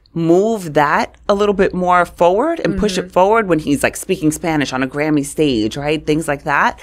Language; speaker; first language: English; native; English